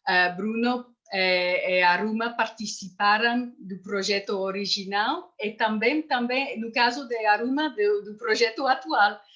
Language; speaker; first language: Portuguese; non-native, fluent; English